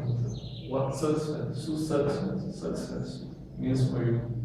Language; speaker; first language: English; non-native, learner; Portuguese